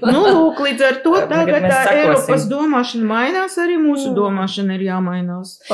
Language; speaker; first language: Latvian; non-native, local second language; Russian